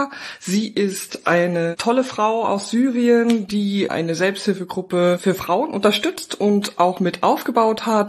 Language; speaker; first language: German; native; German